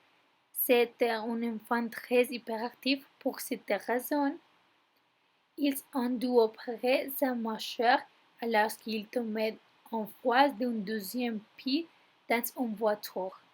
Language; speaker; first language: French; non-native, learner; Spanish